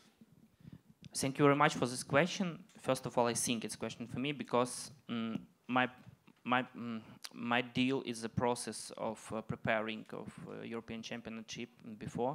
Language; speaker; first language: English; non-native, learner; Ukrainian